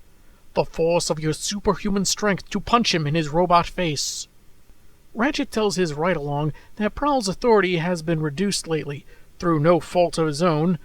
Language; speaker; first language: English; native; English